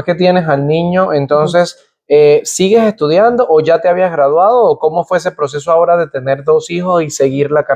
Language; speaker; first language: Spanish; native; Spanish